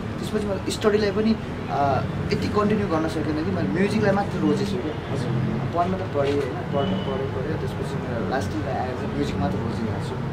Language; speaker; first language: Nepali; non-native, local second language; Eastern Tamang